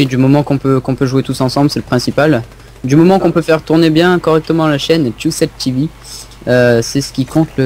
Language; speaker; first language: French; native; French